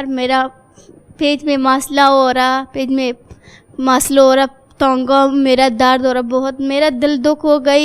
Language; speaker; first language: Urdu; non-native, learner; Persian